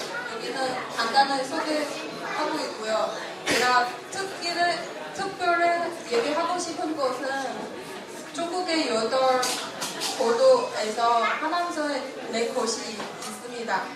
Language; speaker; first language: Korean; non-native, fluent; Chinese